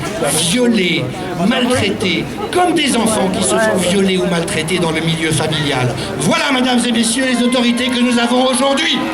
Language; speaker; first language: French; native; French